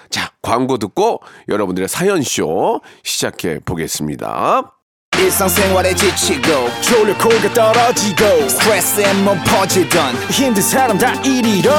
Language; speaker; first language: Korean; native; Korean